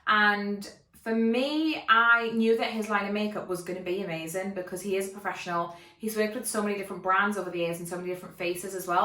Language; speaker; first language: English; native; English